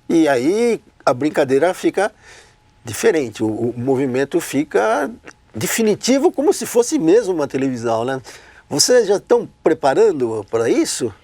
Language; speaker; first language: Portuguese; native; Portuguese